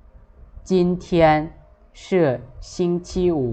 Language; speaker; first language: Chinese; non-native, fluent; Lao